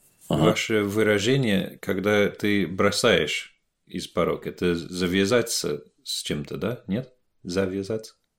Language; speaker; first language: Russian; non-native, fluent; English